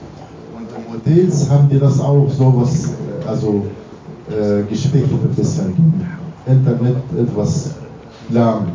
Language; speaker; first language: German; non-native, fluent; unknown